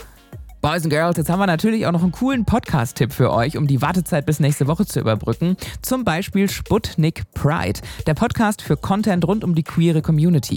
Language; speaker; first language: German; native; German